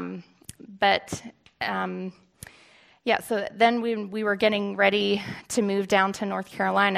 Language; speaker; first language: English; native; English